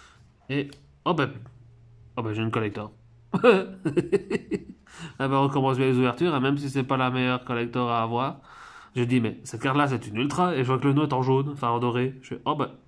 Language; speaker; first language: French; native; French